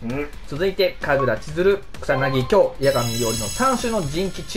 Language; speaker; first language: Japanese; native; Japanese